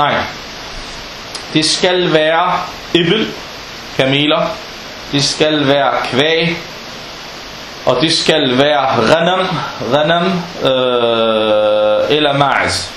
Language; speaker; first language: Danish; non-native, fluent; Arabic